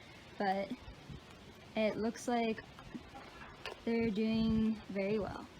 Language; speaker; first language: English; native; English